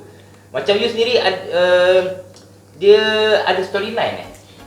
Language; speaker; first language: Malay; native; Malay